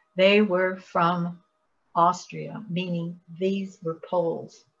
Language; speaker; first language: English; native; English